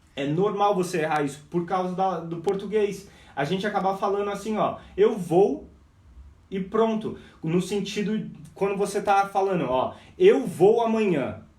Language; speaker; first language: Portuguese; non-native, fluent; English